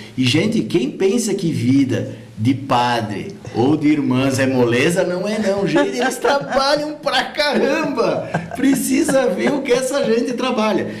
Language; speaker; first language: Portuguese; native; Portuguese